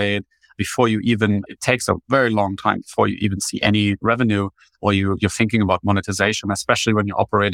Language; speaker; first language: English; non-native, fluent; German